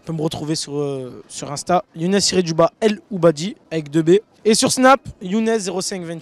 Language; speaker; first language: French; native; French